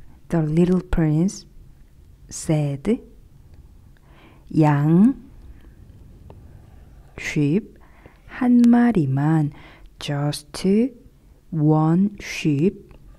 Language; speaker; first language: English; non-native, fluent; Korean